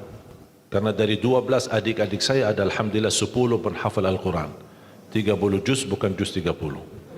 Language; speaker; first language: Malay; non-native, fluent; Arabic